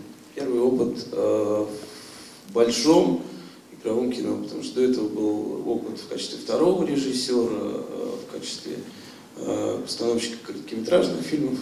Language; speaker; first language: Russian; native; Russian